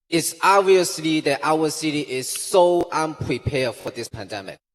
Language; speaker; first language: English; non-native, fluent; Chinese